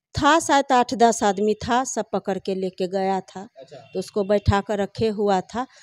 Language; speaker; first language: Hindi; native; Hindi